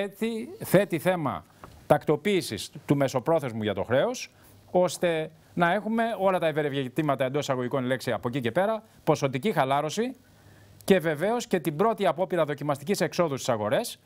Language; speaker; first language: Greek; native; Greek